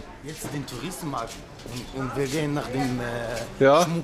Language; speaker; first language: German; non-native, learner; Arabic